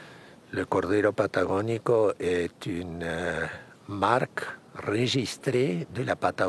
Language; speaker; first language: French; early bilingual, heritage; Spanish